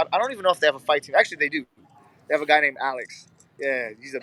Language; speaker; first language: English; native; English